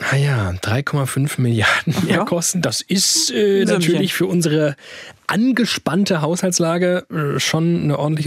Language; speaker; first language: German; native; German